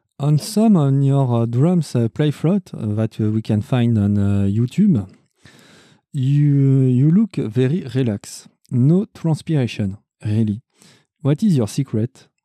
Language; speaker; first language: English; non-native, learner; French